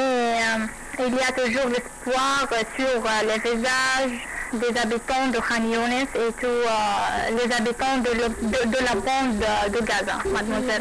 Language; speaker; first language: French; non-native, learner; Arabic